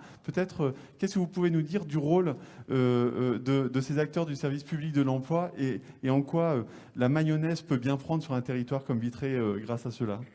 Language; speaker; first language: French; native; French